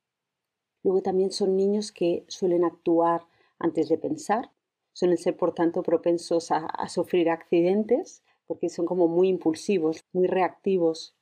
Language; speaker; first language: Spanish; native; Spanish